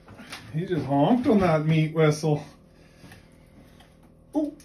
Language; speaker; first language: English; native; English